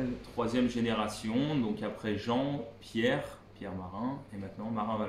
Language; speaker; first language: French; native; French